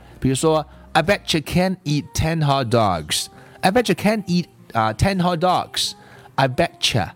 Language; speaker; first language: English; non-native, fluent; Chinese